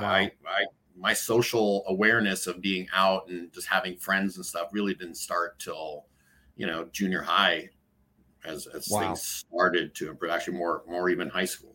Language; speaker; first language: English; native; English